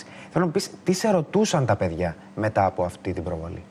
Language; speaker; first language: Greek; native; Greek